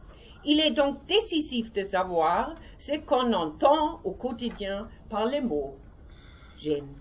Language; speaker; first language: French; non-native, learner; German